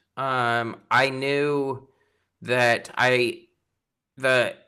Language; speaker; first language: English; native; English